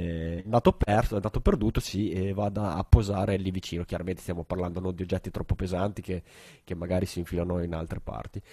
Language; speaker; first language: Italian; native; Italian